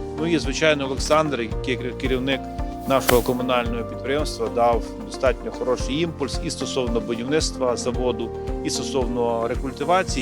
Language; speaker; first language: Ukrainian; native; Ukrainian